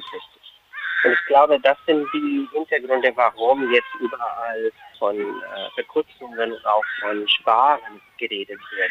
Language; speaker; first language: German; non-native, fluent; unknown